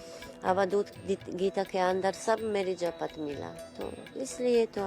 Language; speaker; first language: Hindi; non-native, learner; Spanish